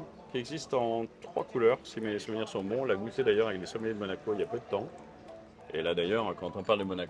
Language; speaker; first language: French; native; French